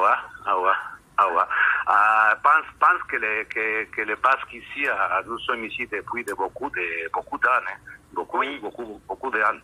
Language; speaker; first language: French; non-native, learner; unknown